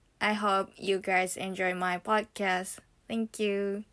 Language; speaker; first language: English; non-native, learner; Japanese